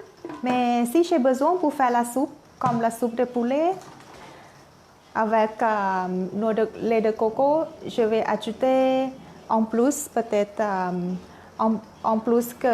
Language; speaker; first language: French; non-native, learner; Thai